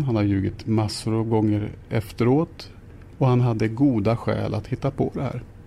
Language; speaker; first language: Swedish; native; Swedish